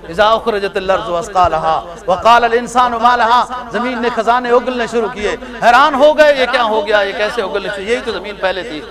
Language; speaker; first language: Urdu; non-native, local second language; Punjabi